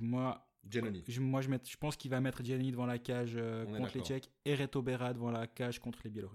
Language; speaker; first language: French; native; French